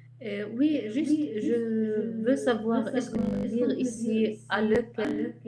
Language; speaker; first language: French; non-native, fluent; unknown